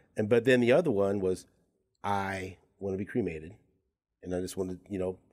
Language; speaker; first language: English; early bilingual, other home language; Spanish